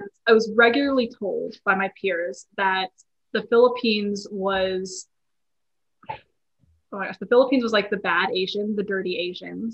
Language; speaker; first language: English; native; English